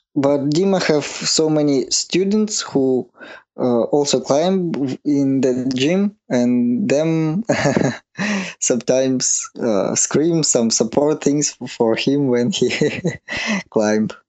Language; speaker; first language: English; non-native, learner; Russian